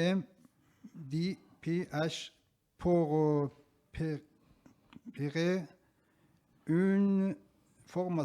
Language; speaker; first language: French; non-native, learner; Persian